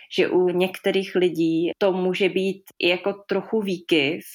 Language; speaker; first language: Czech; native; Czech